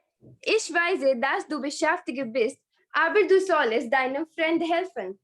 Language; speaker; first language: German; non-native, learner; Hindi